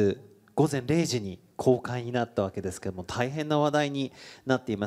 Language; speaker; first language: Japanese; native; Japanese